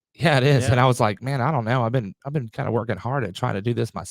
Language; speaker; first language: English; native; English